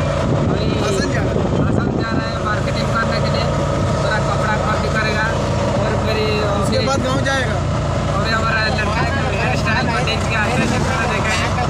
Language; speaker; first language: Hindi; non-native, local second language; Odia